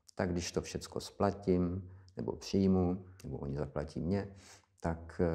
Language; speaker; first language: Czech; native; Czech